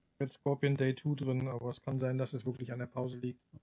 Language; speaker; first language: German; native; German